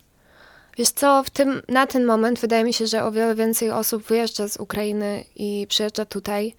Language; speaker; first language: Polish; non-native, fluent; Ukrainian